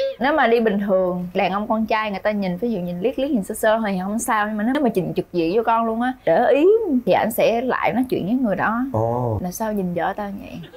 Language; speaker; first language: Vietnamese; native; Vietnamese